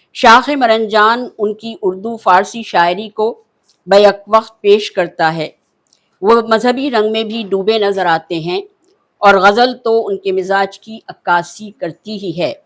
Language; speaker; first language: Urdu; native; Urdu